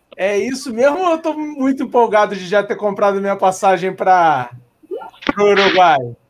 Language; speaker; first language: Portuguese; native; Portuguese